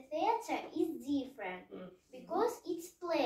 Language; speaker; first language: English; non-native, learner; Russian